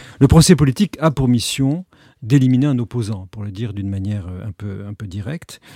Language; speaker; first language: French; native; French